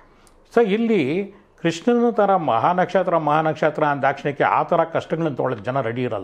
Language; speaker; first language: Kannada; native; Kannada